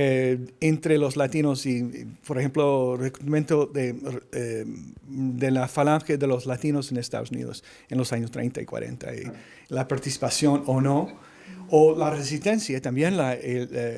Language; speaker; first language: Spanish; early bilingual, heritage; English